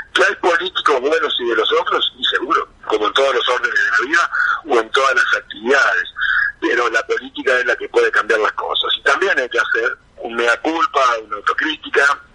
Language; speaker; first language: Spanish; native; Spanish